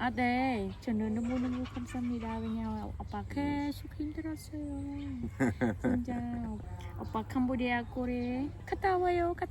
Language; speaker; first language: Korean; non-native, learner; Khmer